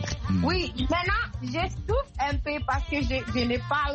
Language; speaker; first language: French; non-native, learner; Akan